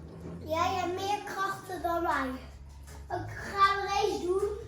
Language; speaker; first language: Dutch; early bilingual, other home language; Filipino